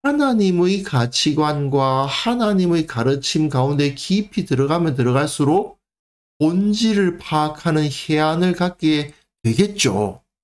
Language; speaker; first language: Korean; native; Korean